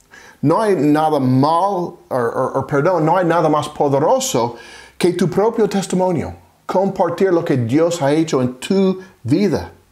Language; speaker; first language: Spanish; non-native, fluent; English